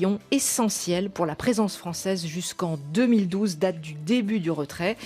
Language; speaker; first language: French; native; French